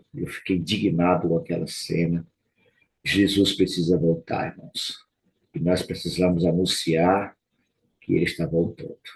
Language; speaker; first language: Portuguese; native; Portuguese